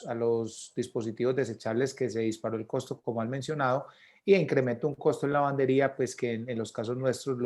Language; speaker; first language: Spanish; native; Spanish